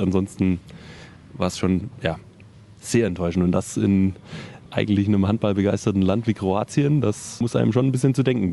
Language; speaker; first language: German; native; German